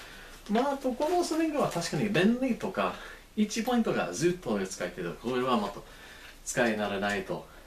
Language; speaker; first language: Japanese; non-native, learner; English